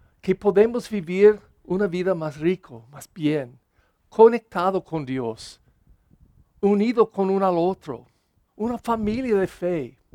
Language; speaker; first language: Spanish; non-native, learner; English